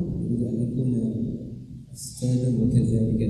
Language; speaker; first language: Arabic; non-native, learner; Indonesian